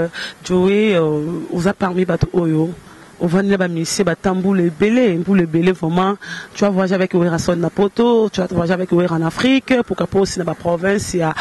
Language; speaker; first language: French; non-native, local second language; Lingala